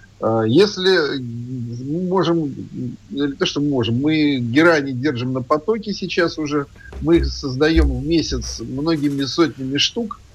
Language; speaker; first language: Russian; native; Russian